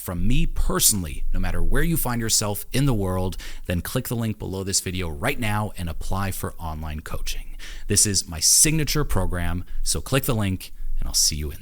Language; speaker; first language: English; non-native, fluent; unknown